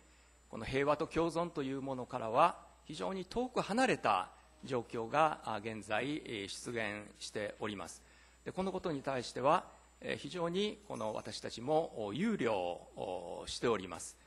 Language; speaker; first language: Japanese; native; Japanese